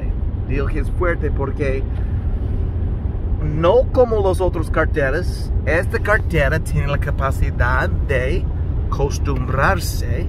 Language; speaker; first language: Spanish; early bilingual, heritage; English